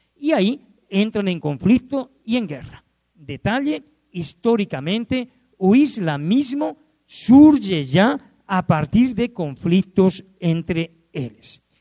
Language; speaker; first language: Portuguese; non-native, fluent; Spanish